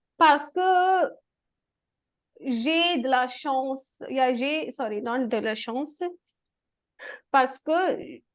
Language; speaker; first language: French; non-native, fluent; Hindi